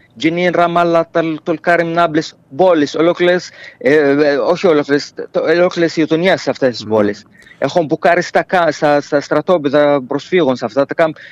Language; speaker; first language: Greek; non-native, fluent; Arabic